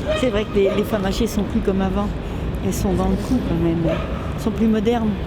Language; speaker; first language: French; native; French